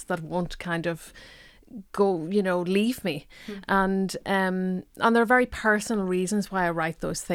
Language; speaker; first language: English; non-native, local second language; Irish